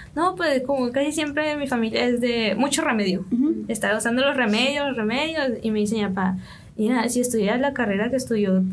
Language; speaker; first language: Spanish; native; Spanish